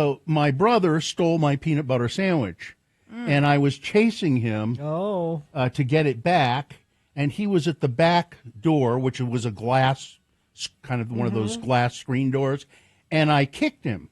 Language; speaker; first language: English; native; English